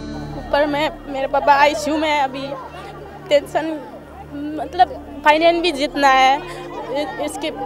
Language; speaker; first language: Hindi; non-native, local second language; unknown